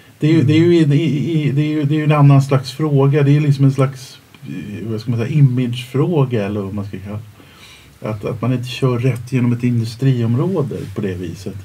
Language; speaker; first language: Swedish; native; Swedish